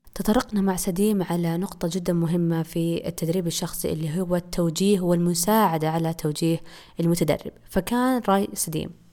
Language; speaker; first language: Arabic; native; Arabic